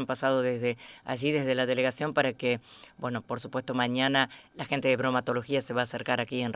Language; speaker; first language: Spanish; native; Spanish